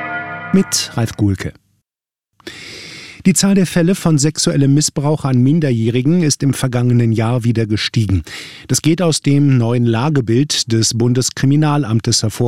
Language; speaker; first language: German; native; German